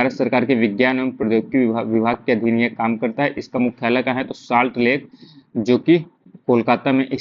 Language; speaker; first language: Hindi; native; Hindi